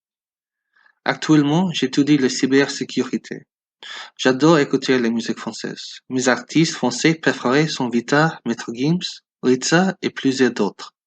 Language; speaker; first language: French; non-native, fluent; English